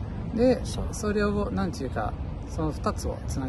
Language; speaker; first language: Japanese; non-native, fluent; Portuguese